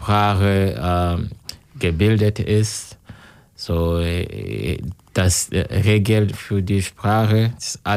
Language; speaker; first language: German; non-native, learner; Kinyarwanda